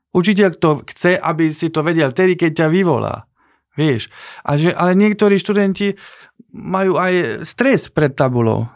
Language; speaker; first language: Slovak; non-native, local second language; Hungarian